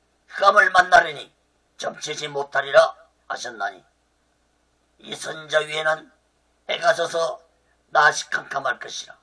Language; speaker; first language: Korean; native; Korean